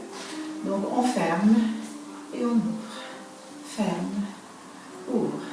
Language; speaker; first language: French; native; French